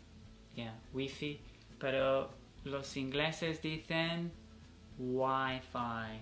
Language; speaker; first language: Spanish; non-native, fluent; English